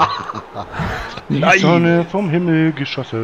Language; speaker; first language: German; native; German